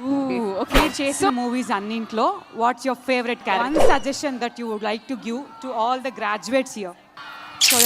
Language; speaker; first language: Telugu; native; Telugu